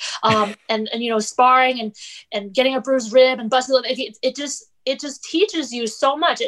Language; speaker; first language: English; native; English